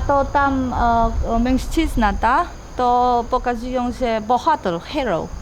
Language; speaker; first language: Polish; non-native, learner; Korean